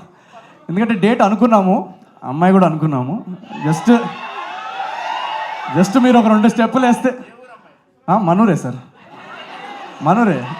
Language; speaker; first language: Telugu; native; Telugu